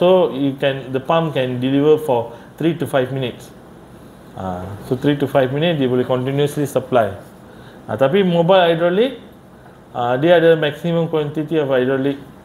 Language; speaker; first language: English; non-native, local second language; Malay